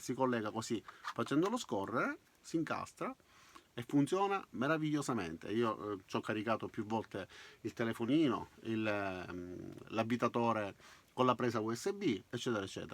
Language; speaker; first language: Italian; native; Italian